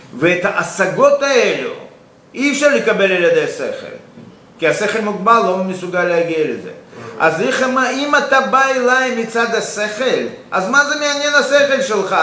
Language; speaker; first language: Hebrew; non-native, fluent; Russian